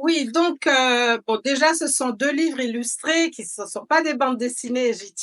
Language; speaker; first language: French; native; French